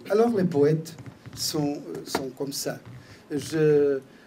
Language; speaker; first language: French; non-native, fluent; Portuguese